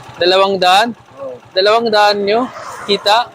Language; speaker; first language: Filipino; non-native, learner; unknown